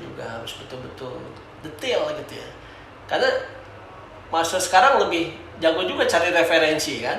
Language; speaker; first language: Indonesian; native; Indonesian